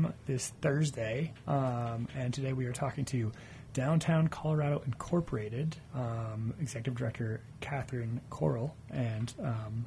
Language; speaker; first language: English; native; English